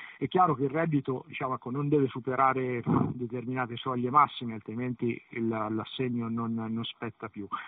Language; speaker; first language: Italian; native; Italian